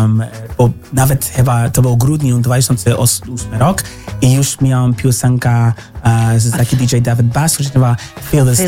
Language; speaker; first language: Polish; non-native, learner; English